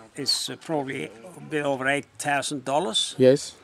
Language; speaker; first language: English; non-native, fluent; Norwegian